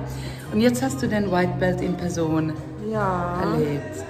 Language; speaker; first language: German; non-native, fluent; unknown